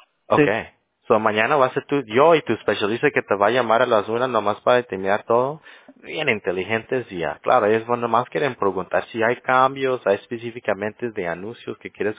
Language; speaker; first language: Spanish; early bilingual, heritage; English